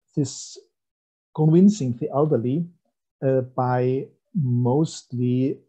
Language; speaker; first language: English; non-native, fluent; German